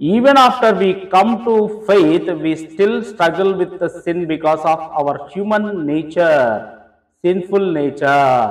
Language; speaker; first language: English; non-native, local second language; Telugu